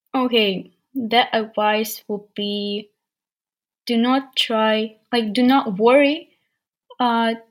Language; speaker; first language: English; non-native, fluent; Ukrainian